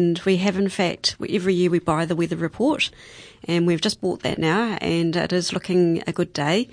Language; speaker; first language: English; native; English